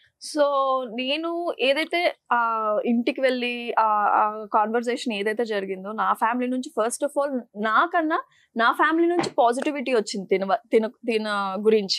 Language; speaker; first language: Telugu; native; Telugu